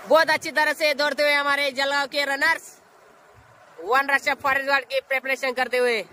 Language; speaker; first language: Hindi; non-native, local second language; Marathi